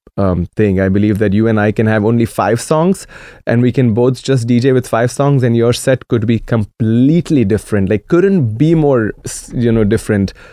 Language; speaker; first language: English; non-native, local second language; Marathi